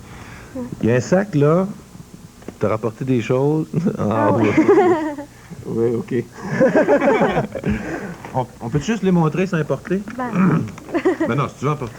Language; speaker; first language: French; native; French